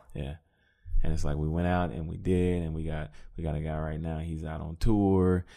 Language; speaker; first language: English; native; English